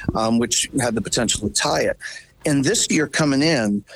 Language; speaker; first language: English; native; English